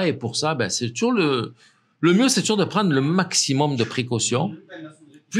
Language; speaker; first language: French; native; French